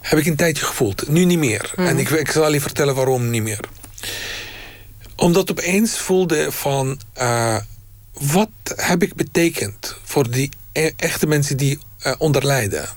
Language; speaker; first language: Dutch; non-native, fluent; Arabic